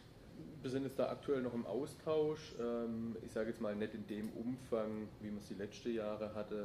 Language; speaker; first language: German; native; German